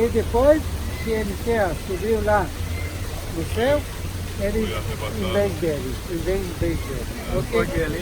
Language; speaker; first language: Portuguese; non-native, learner; Hebrew